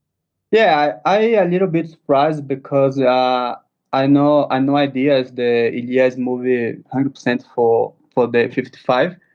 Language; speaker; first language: English; non-native, learner; Portuguese